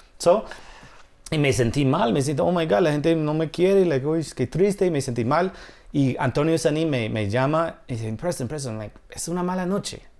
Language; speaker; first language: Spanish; non-native, fluent; English